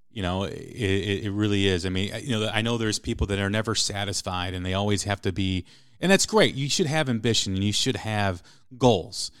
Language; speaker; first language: English; native; English